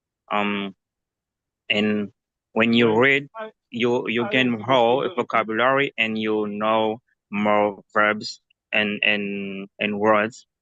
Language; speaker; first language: English; non-native, learner; Haitian Creole